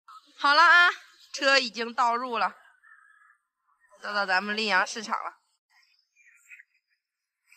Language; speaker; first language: Chinese; native; Chinese